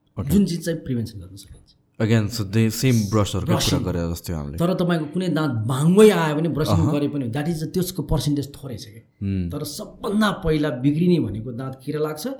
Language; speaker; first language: Nepali; native; Nepali